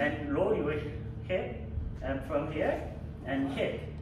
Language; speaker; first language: English; non-native, learner; Korean